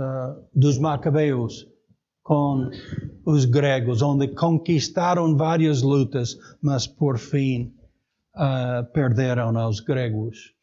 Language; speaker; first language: Portuguese; native; Portuguese